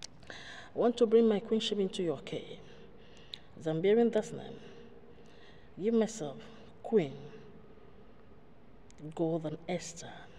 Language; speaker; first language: English; non-native, local second language; Ibibio